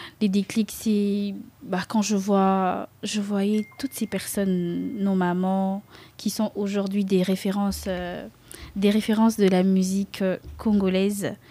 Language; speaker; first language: French; non-native, local second language; Lingala